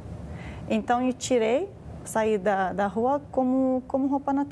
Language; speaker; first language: Portuguese; non-native, learner; Arabic